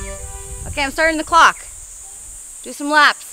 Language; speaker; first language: English; non-native, fluent; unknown